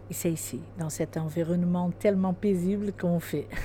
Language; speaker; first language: French; non-native, fluent; Portuguese